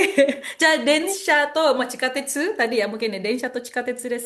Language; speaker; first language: Japanese; non-native, fluent; Indonesian